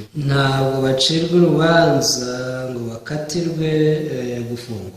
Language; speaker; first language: Kinyarwanda; native; Kinyarwanda